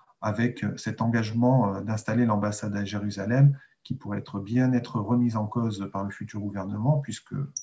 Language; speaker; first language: French; native; French